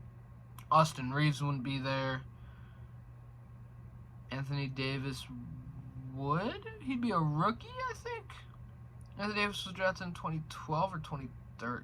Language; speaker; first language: English; native; English